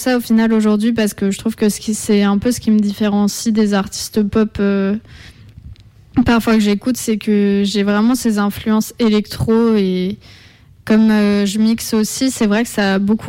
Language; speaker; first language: French; native; French